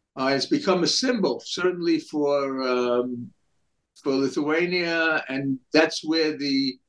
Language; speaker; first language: English; native; English